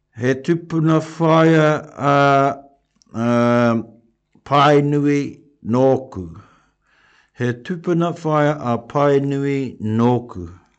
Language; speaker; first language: Māori; non-native, local second language; English